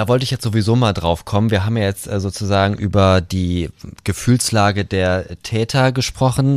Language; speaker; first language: German; native; German